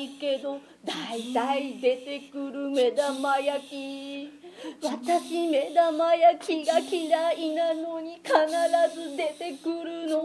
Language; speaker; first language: Japanese; native; Japanese